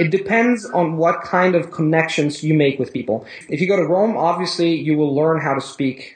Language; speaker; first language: English; non-native, fluent; Italian